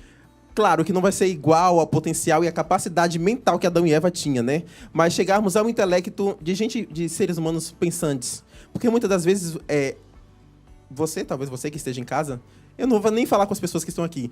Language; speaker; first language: Portuguese; native; Portuguese